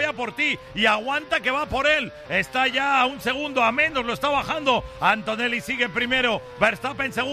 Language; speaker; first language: Spanish; native; Spanish